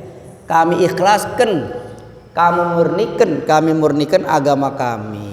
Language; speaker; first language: Malay; native; Malay